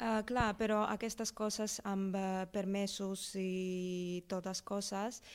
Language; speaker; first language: Catalan; non-native, learner; Russian